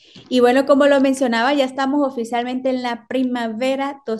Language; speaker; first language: Spanish; native; Spanish